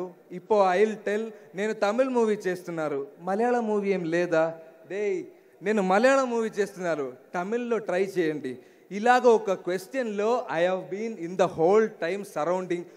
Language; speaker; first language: Telugu; non-native, learner; Malayalam